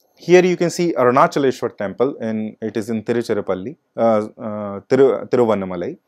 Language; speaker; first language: English; non-native, local second language; Hindi